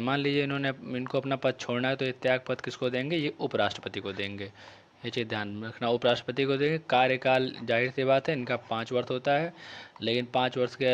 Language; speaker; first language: Hindi; native; Hindi